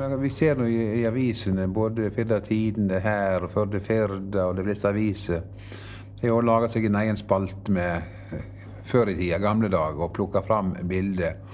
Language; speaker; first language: Norwegian; native; Norwegian